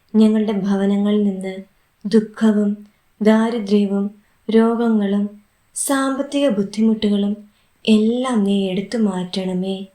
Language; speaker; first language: Malayalam; native; Malayalam